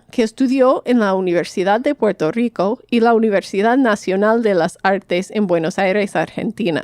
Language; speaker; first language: Spanish; non-native, fluent; English